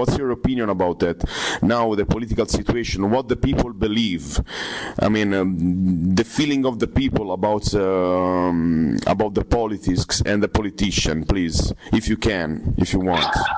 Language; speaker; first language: English; non-native, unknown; Italian